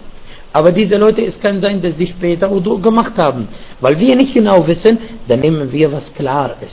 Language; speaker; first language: German; non-native, fluent; Arabic